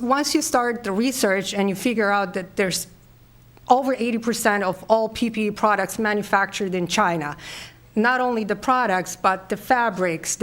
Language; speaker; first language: English; non-native, fluent; Polish